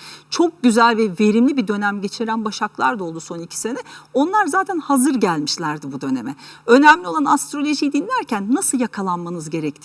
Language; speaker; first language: Turkish; native; Turkish